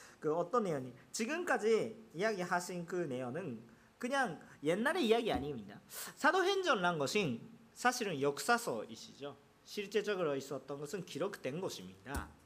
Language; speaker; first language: Korean; non-native, fluent; Japanese